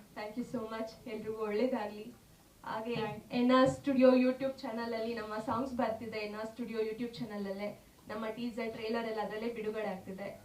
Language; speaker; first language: Kannada; native; Kannada